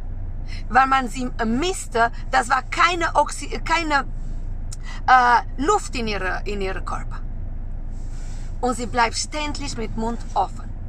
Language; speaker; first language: German; non-native, learner; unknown